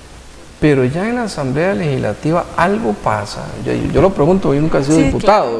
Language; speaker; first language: Spanish; native; Spanish